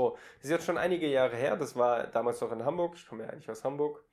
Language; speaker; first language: German; native; German